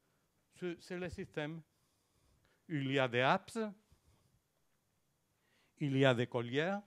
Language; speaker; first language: French; non-native, learner; Spanish